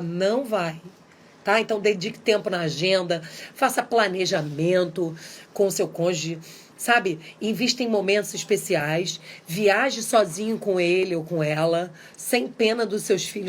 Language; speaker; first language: Portuguese; native; Portuguese